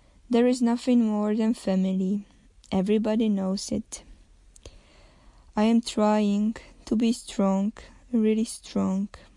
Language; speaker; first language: English; non-native, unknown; Czech